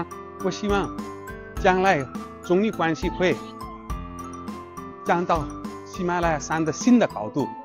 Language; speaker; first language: Chinese; non-native, fluent; Nepali